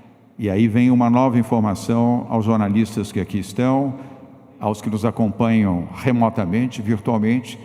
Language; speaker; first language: Portuguese; native; Portuguese